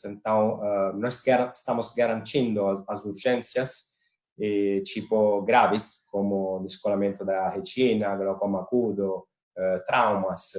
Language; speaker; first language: Portuguese; non-native, fluent; Italian